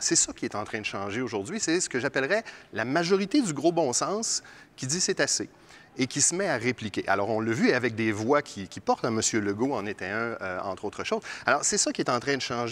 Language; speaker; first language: French; native; French